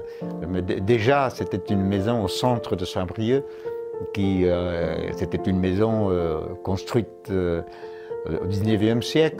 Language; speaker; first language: French; non-native, fluent; Czech